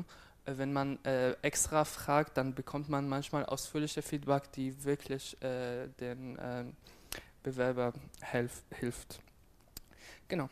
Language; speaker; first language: German; non-native, fluent; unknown